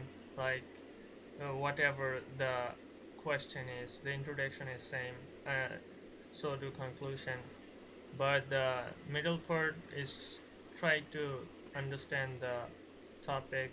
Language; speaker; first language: English; non-native, learner; Bangla